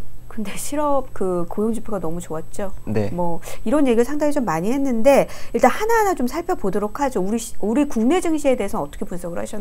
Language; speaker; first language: Korean; native; Korean